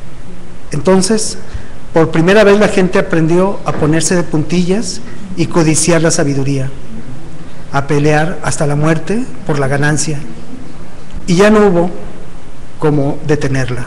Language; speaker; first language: Spanish; native; Spanish